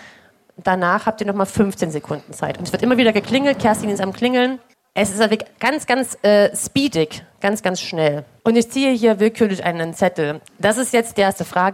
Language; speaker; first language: German; native; German